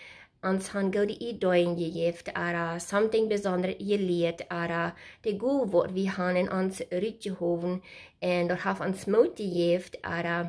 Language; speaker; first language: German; non-native, learner; Plautdietsch